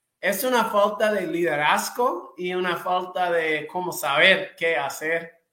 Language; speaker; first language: Spanish; non-native, fluent; English